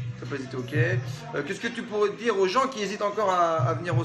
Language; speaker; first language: French; native; French